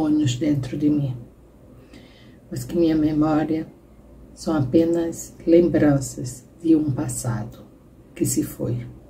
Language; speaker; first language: Portuguese; native; Portuguese